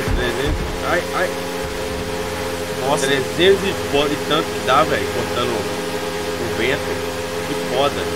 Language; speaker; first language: Portuguese; native; Portuguese